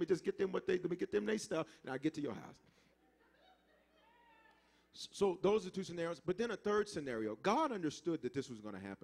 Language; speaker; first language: English; native; English